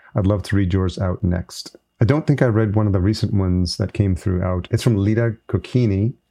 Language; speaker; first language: English; native; English